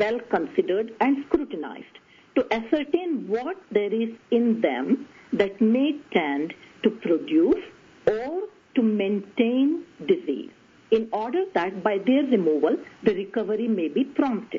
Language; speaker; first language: English; non-native, local second language; Tamil